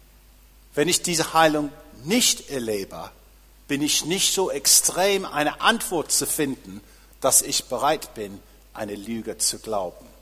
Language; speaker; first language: German; non-native, fluent; English